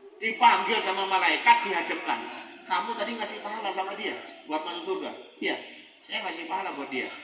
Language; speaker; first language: Indonesian; non-native, local second language; Javanese